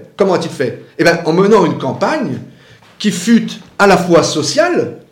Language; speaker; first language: French; native; French